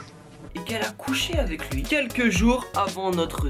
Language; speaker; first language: French; native; French